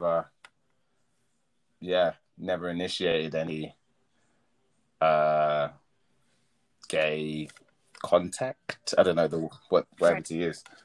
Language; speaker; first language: English; native; English